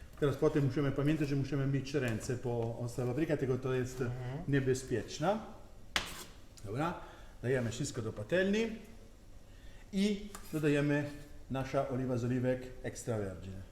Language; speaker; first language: Polish; non-native, learner; Italian